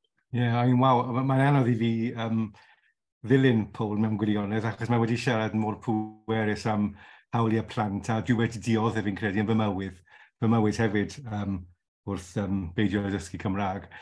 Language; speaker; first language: Welsh; non-native, local second language; English